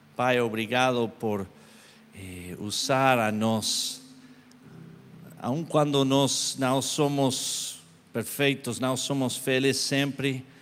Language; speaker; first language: Portuguese; non-native, learner; Spanish